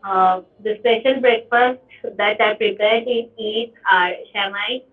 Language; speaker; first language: English; non-native, learner; Bangla